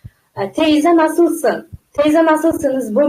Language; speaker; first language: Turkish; non-native, fluent; Uzbek